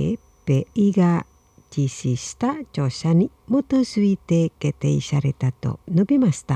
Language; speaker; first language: Japanese; non-native, fluent; Indonesian